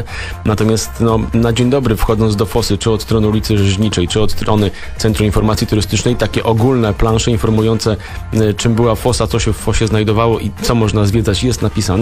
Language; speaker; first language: Polish; native; Polish